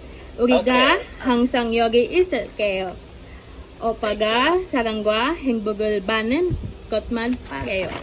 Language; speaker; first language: Korean; non-native, learner; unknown